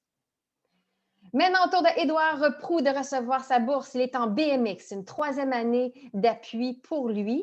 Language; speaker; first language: French; native; French